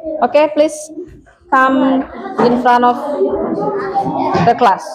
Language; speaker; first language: English; non-native, local second language; Indonesian